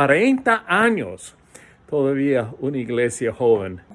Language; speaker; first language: Spanish; non-native, fluent; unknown